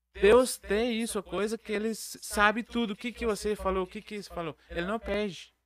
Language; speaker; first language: Portuguese; non-native, learner; Arabic